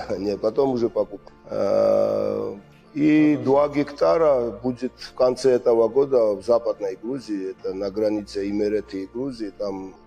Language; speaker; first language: Russian; non-native, fluent; Georgian